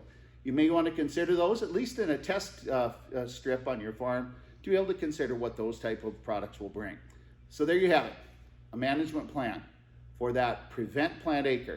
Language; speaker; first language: English; native; English